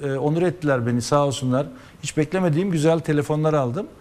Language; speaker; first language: Turkish; native; Turkish